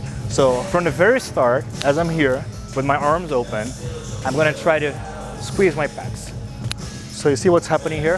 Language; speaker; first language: English; non-native, fluent; Portuguese